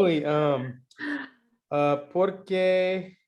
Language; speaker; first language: Spanish; non-native, learner; English